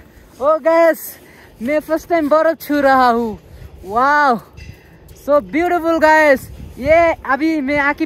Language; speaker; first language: Hindi; non-native, learner; Bangla